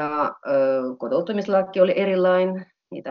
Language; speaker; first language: Finnish; non-native, fluent; Russian